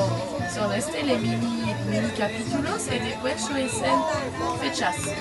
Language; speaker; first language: Spanish; non-native, learner; French